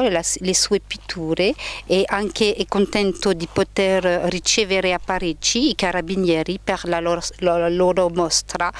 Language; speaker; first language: Italian; early bilingual, heritage; French